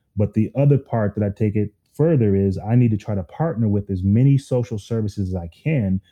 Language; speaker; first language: English; native; English